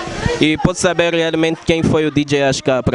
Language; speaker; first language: Portuguese; native; Portuguese